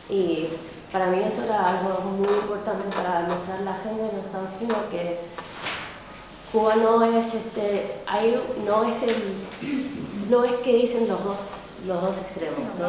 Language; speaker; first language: Spanish; non-native, fluent; English